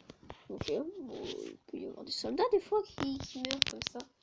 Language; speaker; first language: French; native; French